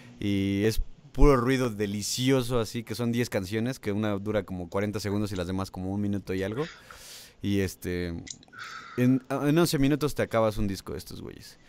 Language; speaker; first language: Spanish; native; Spanish